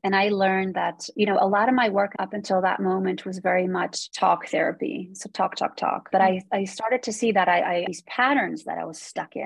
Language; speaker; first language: English; early bilingual, other home language; Polish